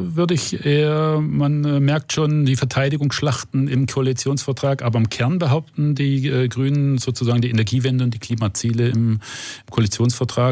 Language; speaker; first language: German; native; German